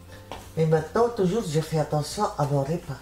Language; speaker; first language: French; non-native, learner; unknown